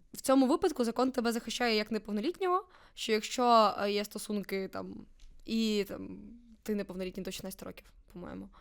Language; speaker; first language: Ukrainian; native; Ukrainian